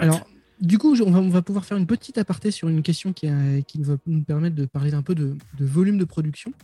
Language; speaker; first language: French; native; French